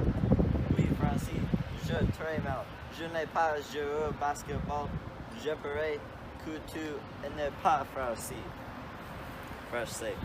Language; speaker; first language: French; non-native, learner; English